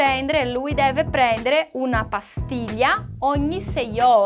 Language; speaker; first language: Italian; non-native, fluent; Portuguese